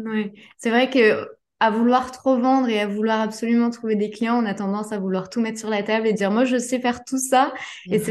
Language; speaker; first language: French; native; French